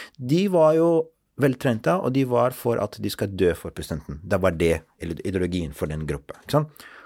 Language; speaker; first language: Norwegian; non-native, fluent; Arabic